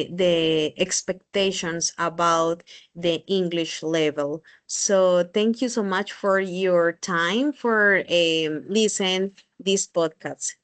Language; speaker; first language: English; non-native, learner; Spanish